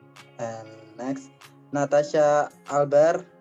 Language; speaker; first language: English; non-native, learner; Indonesian